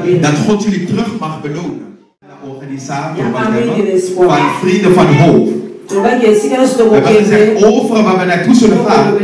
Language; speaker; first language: Dutch; non-native, fluent; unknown